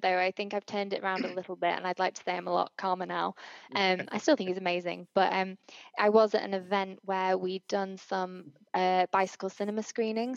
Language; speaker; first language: English; native; English